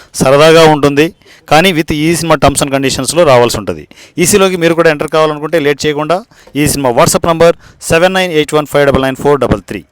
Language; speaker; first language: Telugu; native; Telugu